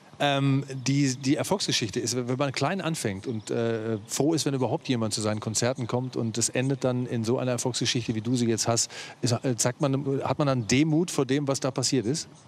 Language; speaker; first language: German; native; German